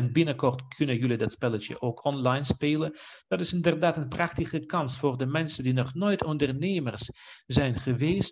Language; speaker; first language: Dutch; non-native, fluent; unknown